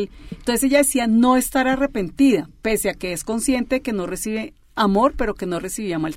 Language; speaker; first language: Spanish; native; Spanish